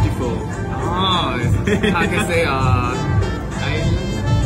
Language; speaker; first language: English; non-native, learner; Thai